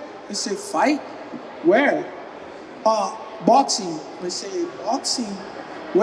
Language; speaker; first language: English; non-native, learner; Portuguese